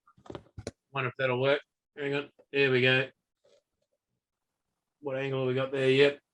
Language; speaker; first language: English; native; English